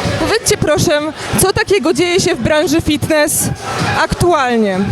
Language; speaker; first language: Polish; native; Polish